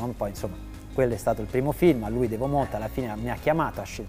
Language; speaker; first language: Italian; native; Italian